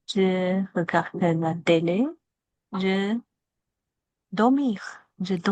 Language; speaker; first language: French; non-native, learner; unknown